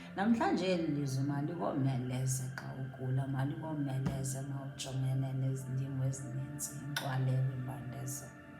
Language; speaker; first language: Xhosa; native; Xhosa